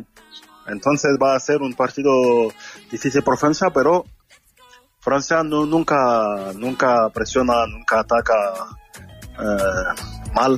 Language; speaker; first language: Spanish; non-native, fluent; French